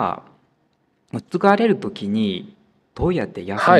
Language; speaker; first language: Japanese; non-native, fluent; Burmese